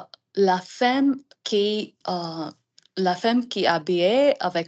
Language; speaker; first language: French; non-native, learner; English